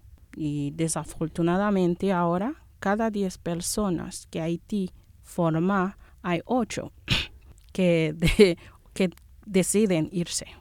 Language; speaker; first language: Spanish; non-native, fluent; Haitian Creole